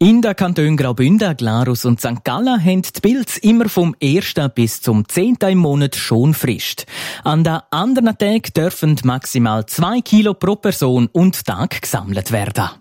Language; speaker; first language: German; native; German